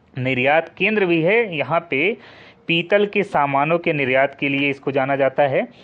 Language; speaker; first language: Hindi; native; Hindi